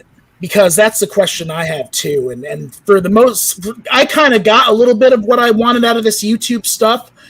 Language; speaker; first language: English; native; English